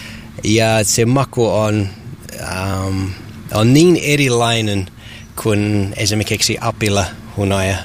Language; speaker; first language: Finnish; non-native, learner; English